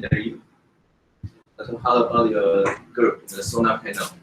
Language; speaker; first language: English; non-native, fluent; Chinese